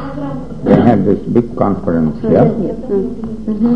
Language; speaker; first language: English; non-native, fluent; Russian